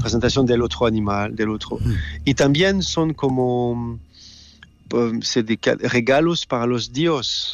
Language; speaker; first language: Spanish; non-native, learner; French